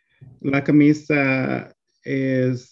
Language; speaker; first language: Spanish; non-native, learner; English